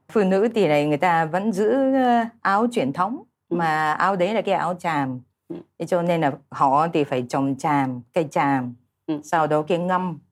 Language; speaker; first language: Vietnamese; non-native, fluent; Japanese